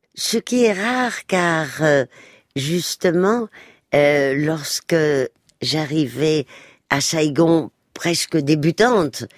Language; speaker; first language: French; early bilingual, other home language; Spanish